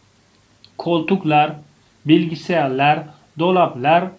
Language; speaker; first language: Turkish; non-native, fluent; Tajik